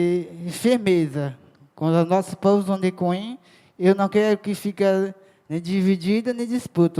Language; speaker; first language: Portuguese; non-native, local second language; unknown